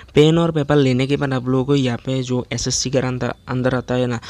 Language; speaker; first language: Hindi; non-native, local second language; Assamese